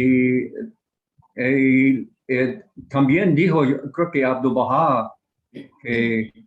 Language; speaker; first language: Spanish; non-native, fluent; English